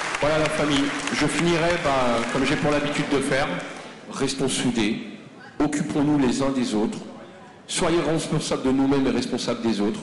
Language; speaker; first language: French; native; French